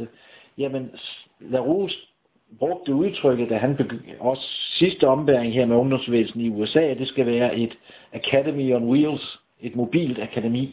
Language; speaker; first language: Danish; native; Danish